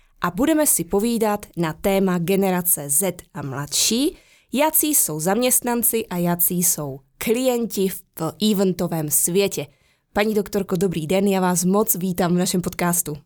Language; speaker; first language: Czech; native; Czech